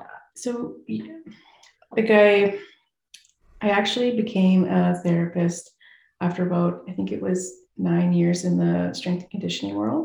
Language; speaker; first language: English; native; English